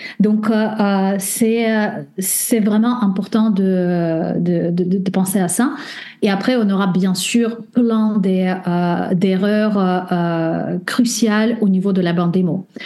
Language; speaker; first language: French; non-native, fluent; Russian